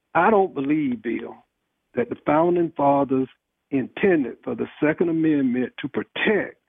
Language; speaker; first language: English; native; English